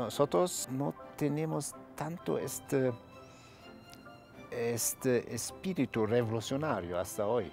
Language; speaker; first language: Spanish; non-native, fluent; German